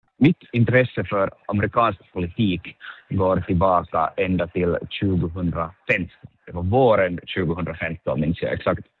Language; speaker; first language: Swedish; native; Swedish